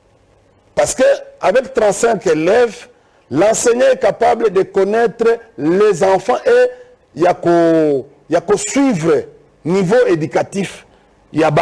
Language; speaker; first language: French; non-native, local second language; Lingala